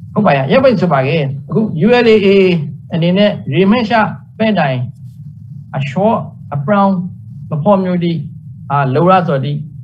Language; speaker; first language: Burmese; native; Burmese